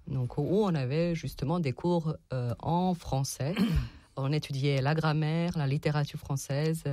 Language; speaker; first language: French; non-native, fluent; Serbian